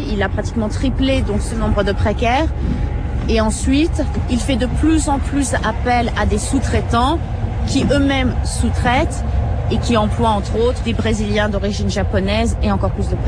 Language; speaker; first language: French; native; French